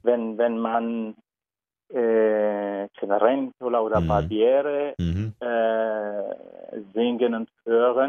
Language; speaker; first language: German; non-native, learner; Turkish